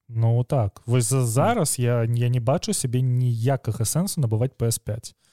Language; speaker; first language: Belarusian; native; Belarusian